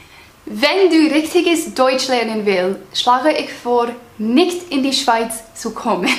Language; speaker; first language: German; non-native, learner; English